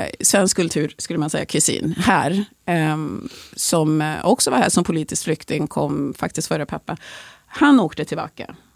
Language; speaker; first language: Swedish; early bilingual, other home language; Swahili